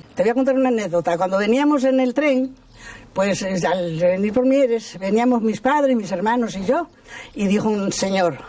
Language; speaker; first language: Spanish; native; Spanish